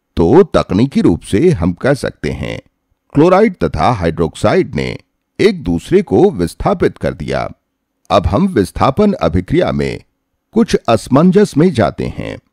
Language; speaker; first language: Hindi; native; Hindi